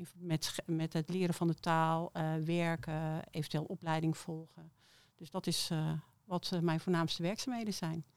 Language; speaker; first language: Dutch; native; Dutch